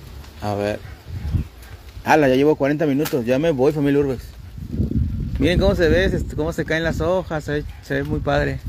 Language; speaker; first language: Spanish; native; Spanish